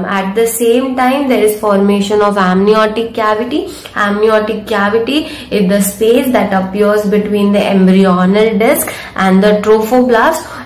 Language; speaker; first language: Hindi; native; Hindi